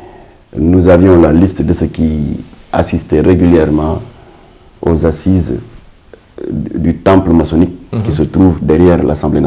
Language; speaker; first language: French; non-native, local second language; Wolof